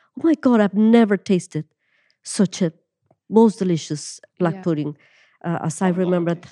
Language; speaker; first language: English; non-native, fluent; Spanish